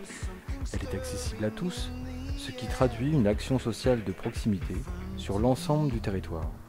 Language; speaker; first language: French; native; French